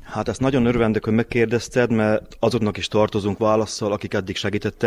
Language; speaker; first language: Hungarian; native; Hungarian